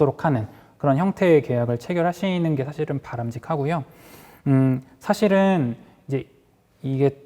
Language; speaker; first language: Korean; native; Korean